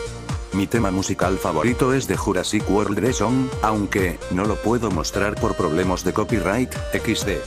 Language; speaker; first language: Spanish; native; Spanish